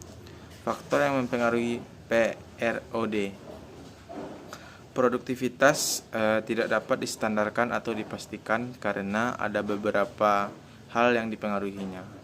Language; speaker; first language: Indonesian; native; Indonesian